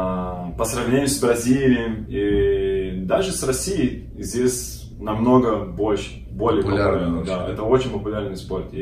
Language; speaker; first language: Russian; non-native, learner; Portuguese